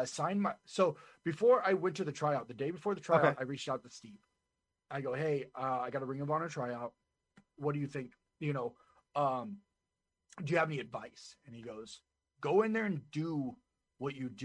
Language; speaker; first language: English; native; English